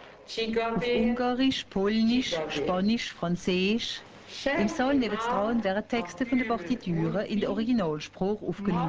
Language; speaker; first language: German; non-native, local second language; French